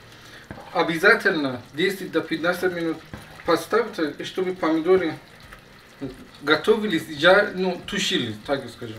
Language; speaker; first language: Russian; non-native, learner; Persian